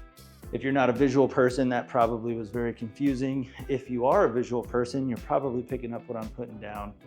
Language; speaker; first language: English; native; English